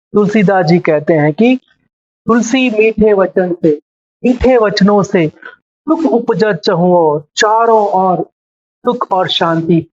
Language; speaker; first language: Hindi; non-native, local second language; Telugu